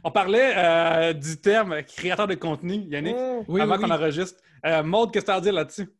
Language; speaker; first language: French; native; French